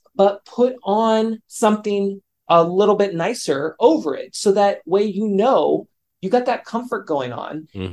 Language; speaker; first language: English; native; English